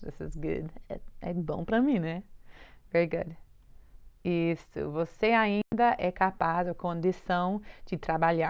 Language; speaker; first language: Portuguese; non-native, learner; English